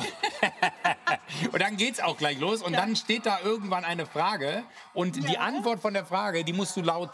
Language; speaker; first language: German; native; German